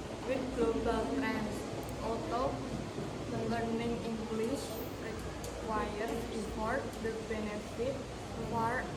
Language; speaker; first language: English; non-native, learner; Indonesian